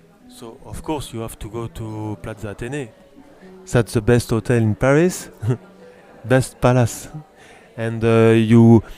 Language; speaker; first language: English; non-native, learner; French